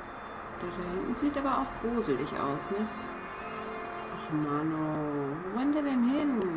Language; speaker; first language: German; native; German